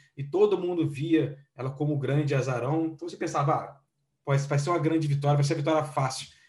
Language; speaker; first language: Portuguese; native; Portuguese